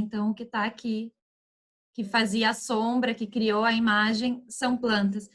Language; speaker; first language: Portuguese; native; Portuguese